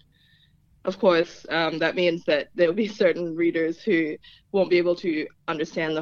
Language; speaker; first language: English; non-native, local second language; Filipino